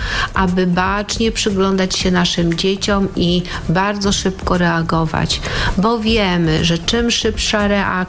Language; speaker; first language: Polish; native; Polish